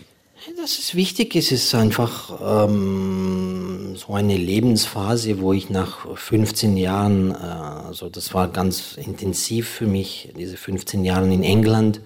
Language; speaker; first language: German; non-native, fluent; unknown